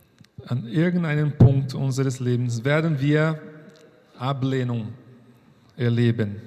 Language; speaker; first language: German; non-native, fluent; Portuguese